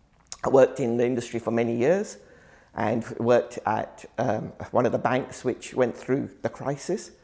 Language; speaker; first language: English; early bilingual, other home language; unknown